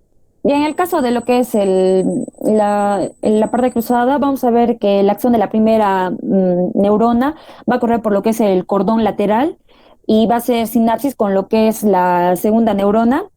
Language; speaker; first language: Spanish; native; Spanish